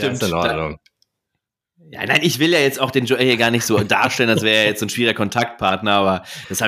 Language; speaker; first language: German; native; German